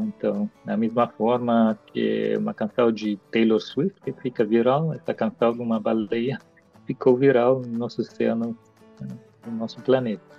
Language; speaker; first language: Portuguese; non-native, fluent; Italian